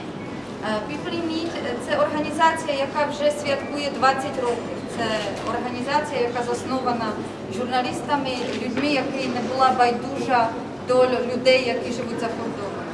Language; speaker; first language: Ukrainian; non-native, fluent; Czech